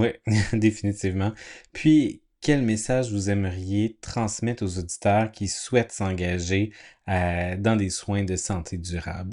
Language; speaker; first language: French; native; French